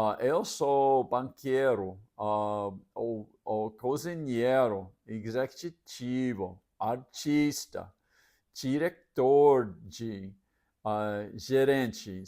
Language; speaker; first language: Portuguese; non-native, learner; English